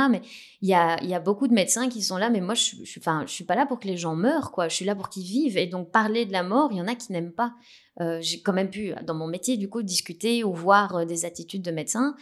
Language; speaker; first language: French; native; French